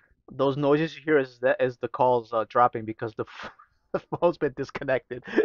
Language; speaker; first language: English; native; English